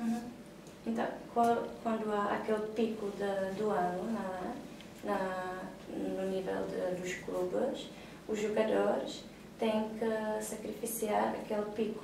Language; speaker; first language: Portuguese; non-native, fluent; Czech